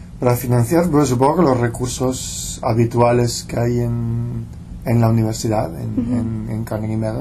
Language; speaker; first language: Spanish; non-native, local second language; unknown